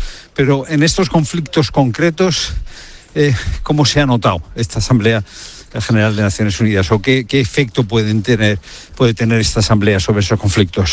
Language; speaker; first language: Spanish; native; Spanish